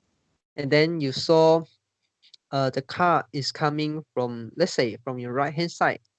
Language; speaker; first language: English; non-native, learner; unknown